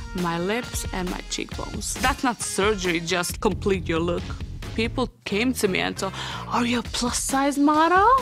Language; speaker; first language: English; early bilingual, other home language; Serbian